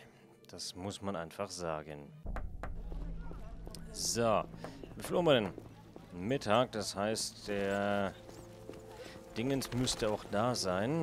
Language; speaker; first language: German; native; German